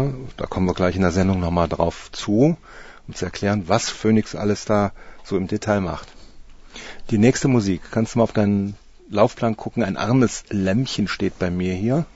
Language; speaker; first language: German; native; German